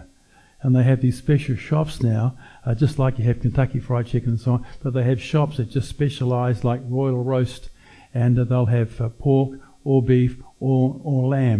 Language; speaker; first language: English; native; English